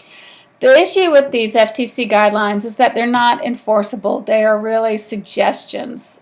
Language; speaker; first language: English; native; English